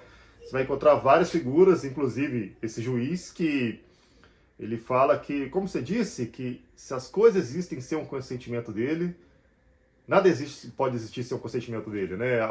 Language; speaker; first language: Portuguese; native; Portuguese